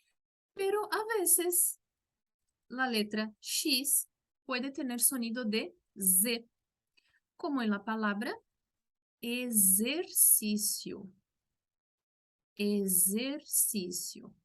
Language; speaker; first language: Spanish; non-native, local second language; Portuguese